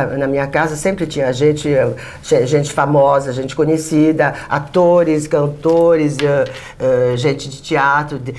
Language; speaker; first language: Portuguese; non-native, fluent; French